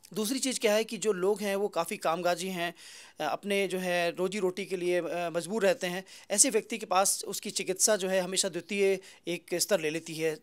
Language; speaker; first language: Hindi; native; Hindi